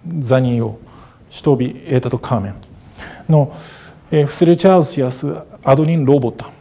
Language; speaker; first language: Russian; non-native, fluent; Japanese